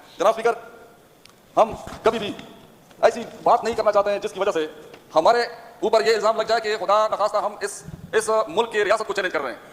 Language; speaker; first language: Urdu; non-native, local second language; Pashto